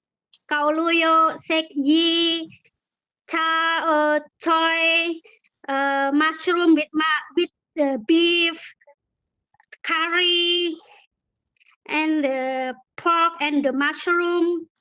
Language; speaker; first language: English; non-native, learner; Indonesian